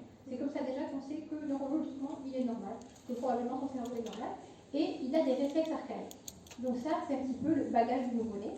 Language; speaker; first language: French; non-native, local second language; Arabic